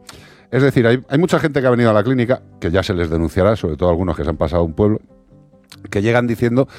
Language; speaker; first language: Spanish; native; Spanish